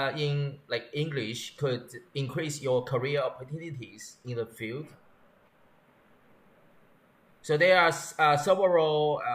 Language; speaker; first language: English; non-native, learner; Chinese